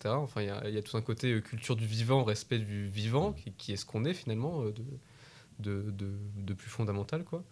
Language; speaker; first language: French; native; French